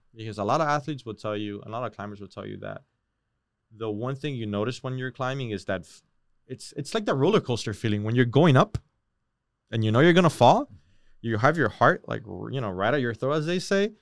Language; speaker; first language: English; native; English